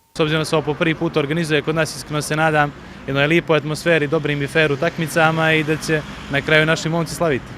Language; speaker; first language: Bosnian; native; Bosnian